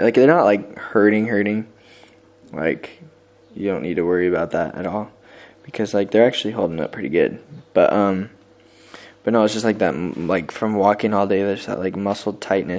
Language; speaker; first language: English; native; English